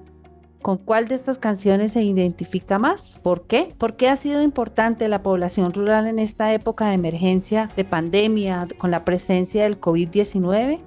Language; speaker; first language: Spanish; native; Spanish